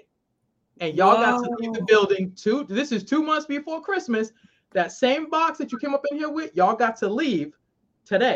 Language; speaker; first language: English; native; English